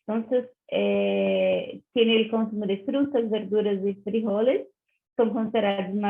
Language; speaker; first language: Spanish; non-native, learner; Portuguese